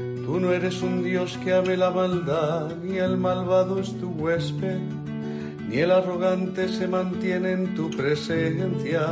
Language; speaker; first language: Spanish; native; Spanish